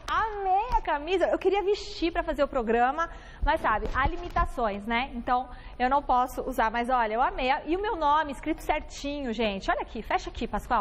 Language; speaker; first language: Portuguese; native; Portuguese